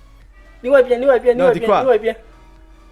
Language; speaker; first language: Chinese; early bilingual, heritage; Chinese